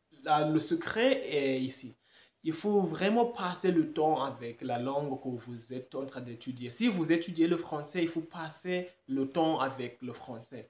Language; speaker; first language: French; non-native, fluent; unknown